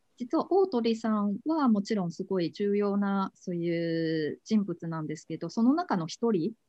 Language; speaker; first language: Japanese; non-native, fluent; Chinese